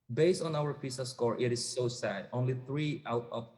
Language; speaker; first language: English; non-native, fluent; Indonesian